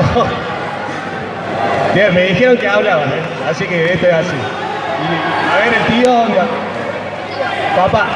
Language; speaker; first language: Spanish; native; Spanish